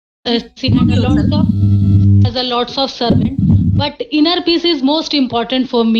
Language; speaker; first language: English; non-native, learner; Hindi